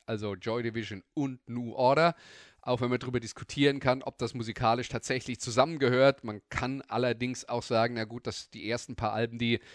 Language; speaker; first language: German; native; German